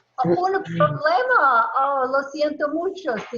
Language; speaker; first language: Spanish; non-native, learner; English